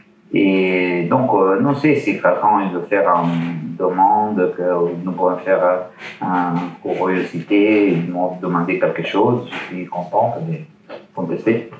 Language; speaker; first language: French; non-native, learner; Italian